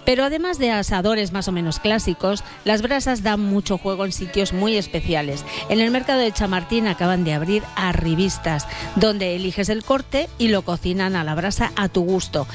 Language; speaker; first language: Spanish; native; Spanish